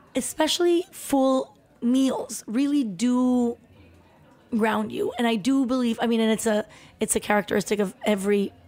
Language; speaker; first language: English; early bilingual, other home language; Spanish